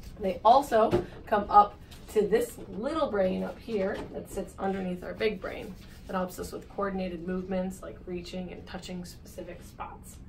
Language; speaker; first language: English; native; English